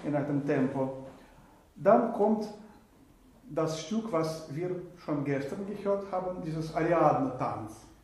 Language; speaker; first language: German; non-native, fluent; Russian